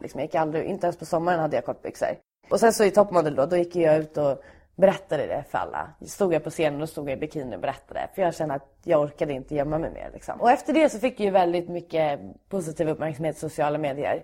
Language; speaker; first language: Swedish; native; Swedish